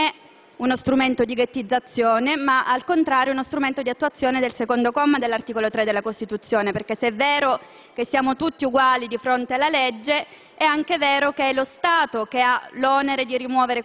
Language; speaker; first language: Italian; native; Italian